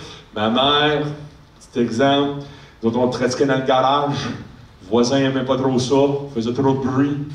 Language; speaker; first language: French; native; French